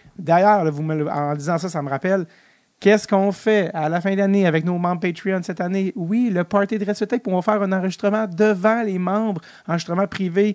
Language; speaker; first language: French; native; French